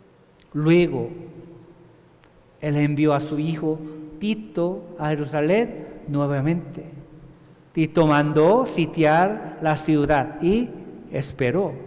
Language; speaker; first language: Spanish; non-native, fluent; Korean